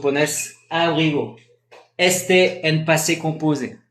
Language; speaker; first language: Spanish; non-native, fluent; French